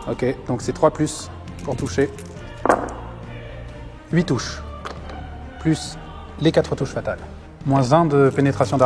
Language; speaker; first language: French; native; French